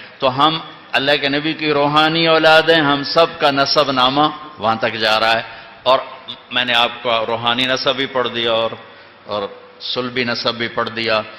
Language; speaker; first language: Urdu; non-native, local second language; Punjabi